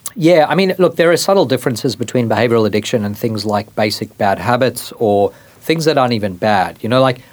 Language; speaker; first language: English; native; English